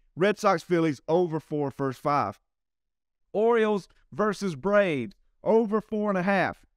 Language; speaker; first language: English; native; English